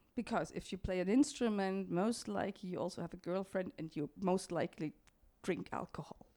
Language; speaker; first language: English; non-native, fluent; German